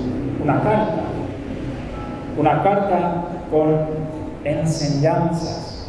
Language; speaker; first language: Spanish; non-native, fluent; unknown